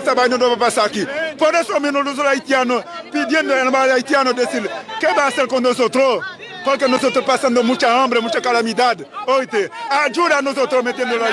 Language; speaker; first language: Spanish; non-native, learner; Haitian Creole